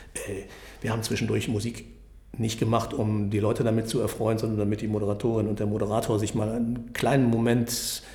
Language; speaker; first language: German; native; German